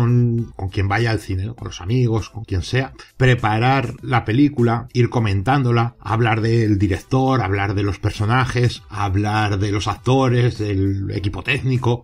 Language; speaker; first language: Spanish; native; Spanish